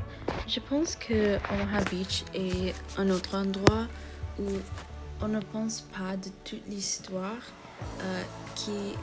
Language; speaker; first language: French; non-native, learner; English